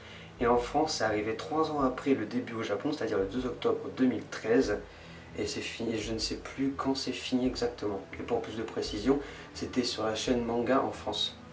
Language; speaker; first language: French; native; French